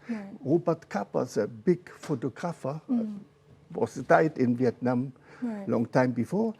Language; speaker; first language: English; non-native, learner; German